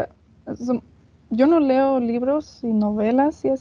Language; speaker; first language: Spanish; non-native, fluent; English